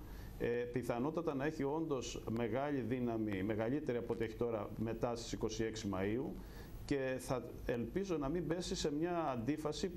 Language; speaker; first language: Greek; native; Greek